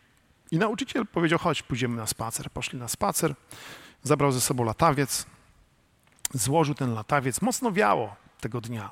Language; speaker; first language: Polish; native; Polish